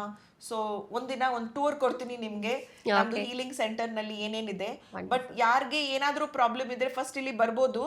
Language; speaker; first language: Kannada; non-native, local second language; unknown